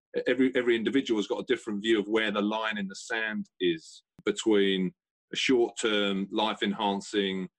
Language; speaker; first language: English; native; English